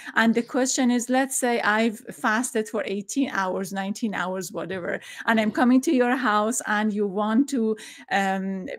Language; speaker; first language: English; non-native, fluent; Persian